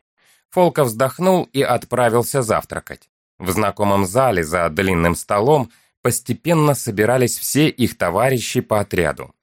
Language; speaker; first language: Russian; native; Russian